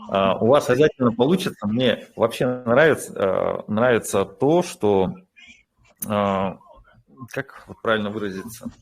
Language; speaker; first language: Russian; native; Russian